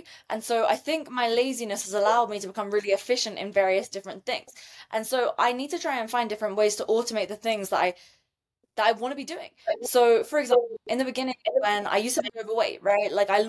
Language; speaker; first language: English; native; English